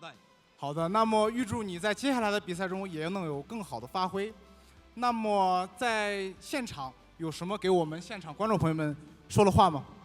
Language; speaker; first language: Chinese; native; Chinese